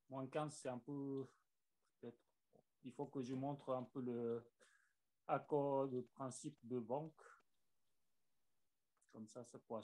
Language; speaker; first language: French; non-native, learner; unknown